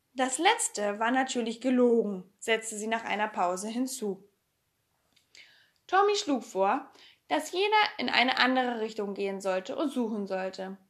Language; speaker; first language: German; native; German